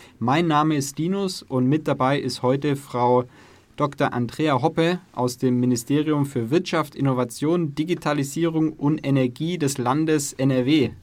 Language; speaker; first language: German; native; German